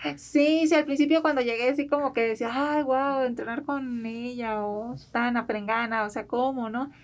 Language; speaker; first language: Spanish; native; Spanish